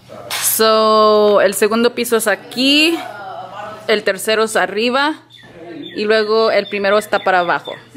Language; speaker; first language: Spanish; early bilingual, heritage; Spanish